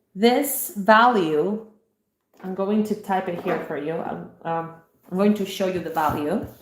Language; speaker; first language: English; non-native, fluent; Italian